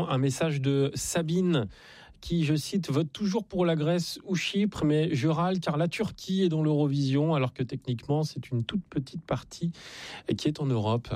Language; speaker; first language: French; native; French